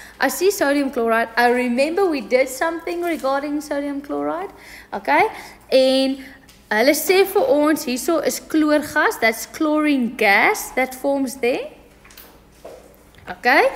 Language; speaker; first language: English; non-native, local second language; Afrikaans